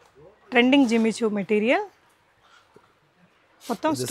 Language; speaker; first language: Telugu; native; Telugu